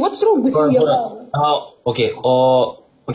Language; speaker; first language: English; non-native, learner; Arabic